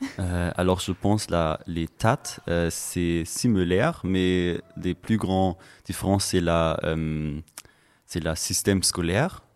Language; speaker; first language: French; non-native, learner; German